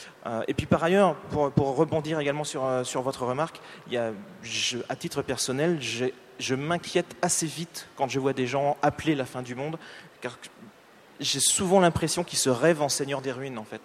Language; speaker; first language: French; native; French